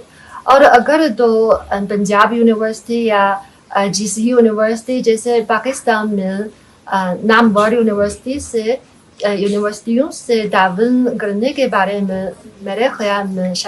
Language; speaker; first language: Hindi; non-native, fluent; Chinese